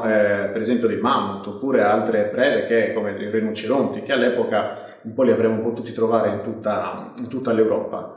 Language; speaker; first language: Italian; native; Italian